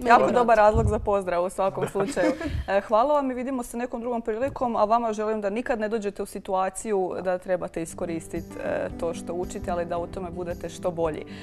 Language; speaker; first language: Croatian; native; Croatian